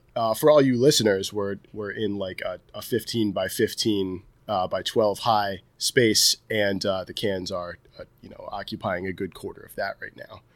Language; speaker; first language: English; native; English